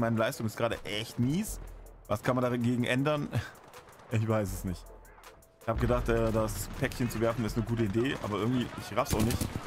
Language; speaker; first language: German; native; German